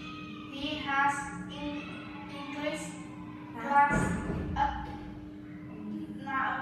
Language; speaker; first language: English; non-native, learner; Vietnamese